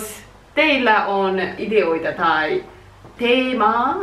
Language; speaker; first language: Finnish; non-native, learner; Japanese